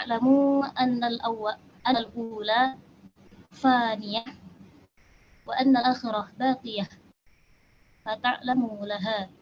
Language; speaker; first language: Arabic; non-native, learner; Indonesian